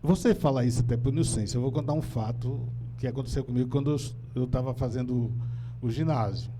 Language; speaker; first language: Portuguese; native; Portuguese